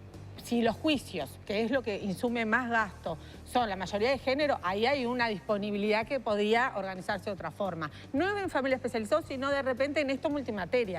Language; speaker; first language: Spanish; native; Spanish